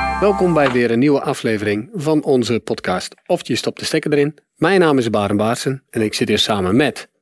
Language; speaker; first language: Dutch; native; Dutch